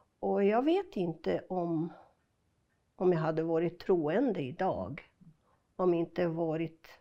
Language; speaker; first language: Swedish; non-native, fluent; Portuguese